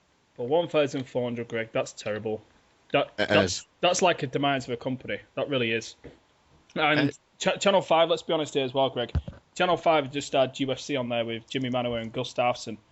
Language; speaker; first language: English; native; English